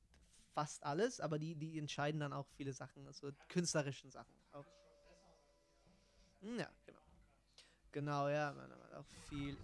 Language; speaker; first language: German; non-native, fluent; Italian